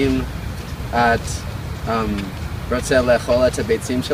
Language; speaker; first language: Hebrew; non-native, learner; English